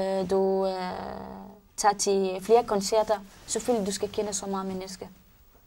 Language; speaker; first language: Danish; non-native, learner; Arabic